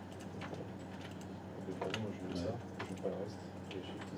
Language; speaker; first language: French; native; French